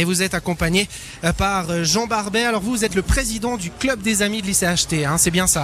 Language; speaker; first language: French; native; French